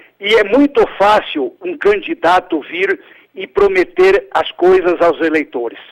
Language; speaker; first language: Portuguese; early bilingual, other home language; Italian